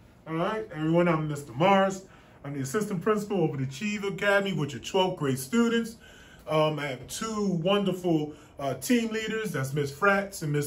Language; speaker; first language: English; native; English